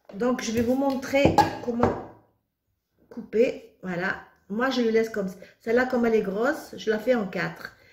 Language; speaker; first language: French; non-native, local second language; Arabic